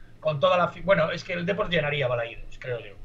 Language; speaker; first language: Spanish; native; Spanish